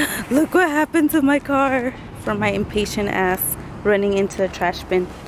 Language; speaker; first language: English; early bilingual, other home language; Spanish